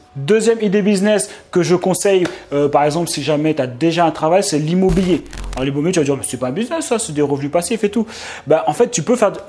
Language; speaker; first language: French; native; French